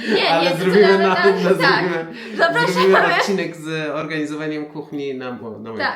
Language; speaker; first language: Polish; non-native, fluent; Persian